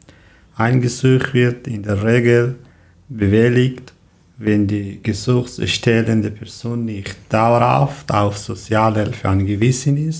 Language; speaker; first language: German; non-native, learner; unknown